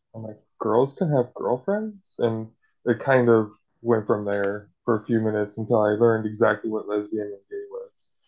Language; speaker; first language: English; native; English